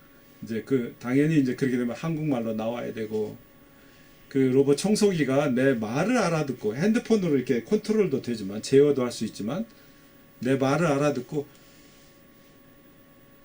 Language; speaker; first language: Korean; native; Korean